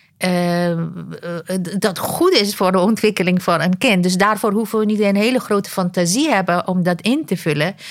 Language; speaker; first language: Dutch; non-native, fluent; Persian